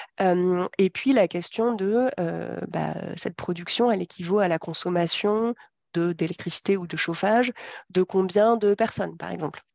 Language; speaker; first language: French; native; French